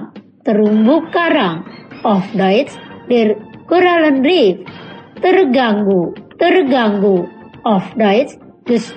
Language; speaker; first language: German; non-native, learner; Indonesian